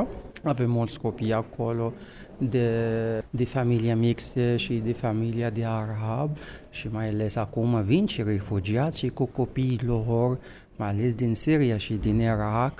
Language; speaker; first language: Romanian; non-native, fluent; Arabic